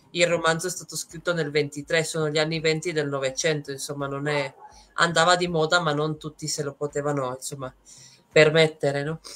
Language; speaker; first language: Italian; native; Italian